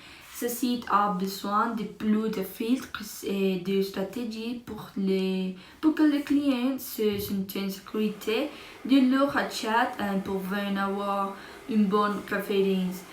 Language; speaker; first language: French; non-native, learner; Spanish